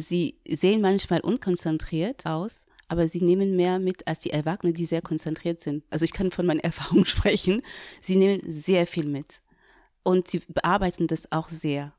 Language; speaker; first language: German; non-native, fluent; French